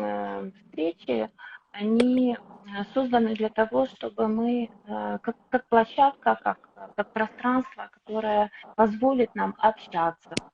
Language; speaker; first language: Russian; native; Russian